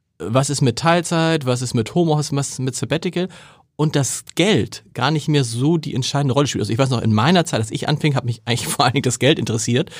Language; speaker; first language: German; native; German